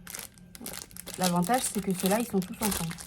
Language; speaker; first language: French; native; French